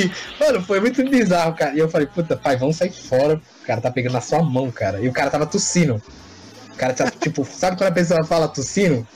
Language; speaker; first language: Portuguese; native; Portuguese